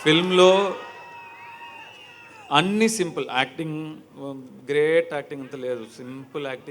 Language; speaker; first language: Telugu; non-native, learner; Tamil